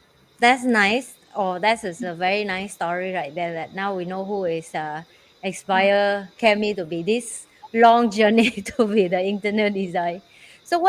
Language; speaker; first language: English; non-native, fluent; Vietnamese